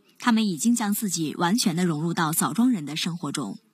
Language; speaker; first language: Chinese; native; Chinese